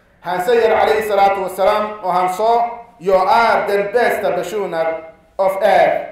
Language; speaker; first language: Swedish; non-native, fluent; Arabic